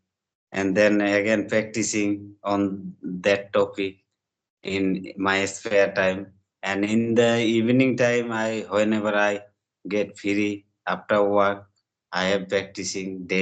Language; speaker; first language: English; non-native, learner; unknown